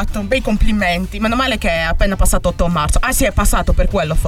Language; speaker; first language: Italian; native; Italian